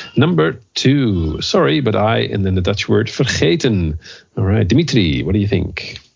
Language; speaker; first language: English; non-native, fluent; Dutch